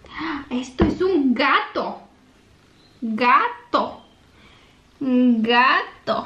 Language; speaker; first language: Spanish; non-native, fluent; Bulgarian